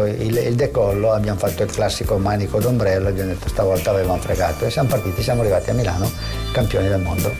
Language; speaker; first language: Italian; native; Italian